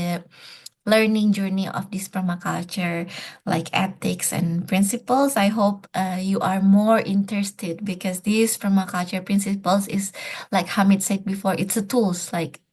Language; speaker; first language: English; non-native, fluent; Indonesian